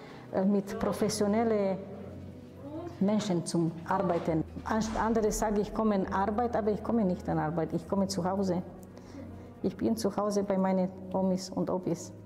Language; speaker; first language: German; non-native, fluent; Romanian